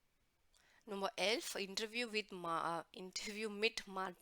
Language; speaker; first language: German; non-native, fluent; Hindi